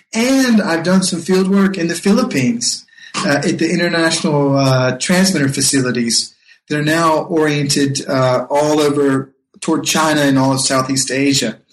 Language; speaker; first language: English; native; English